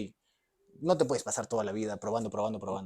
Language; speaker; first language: Spanish; native; Spanish